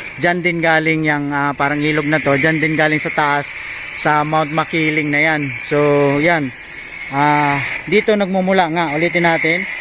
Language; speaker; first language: Filipino; non-native, local second language; Cebuano